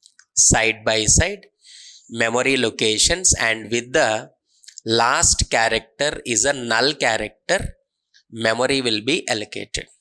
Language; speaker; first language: English; non-native, local second language; Telugu